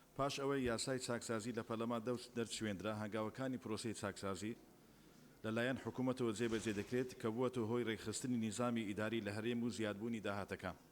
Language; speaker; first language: Central Kurdish; non-native, local second language; Turkish